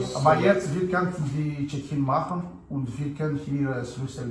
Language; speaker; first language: German; non-native, learner; Malagasy